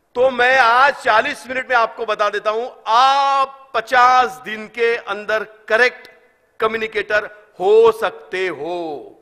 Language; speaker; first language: Hindi; non-native, local second language; Marathi